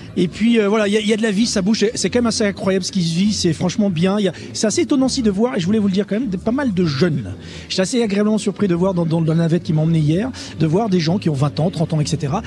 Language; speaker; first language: French; native; French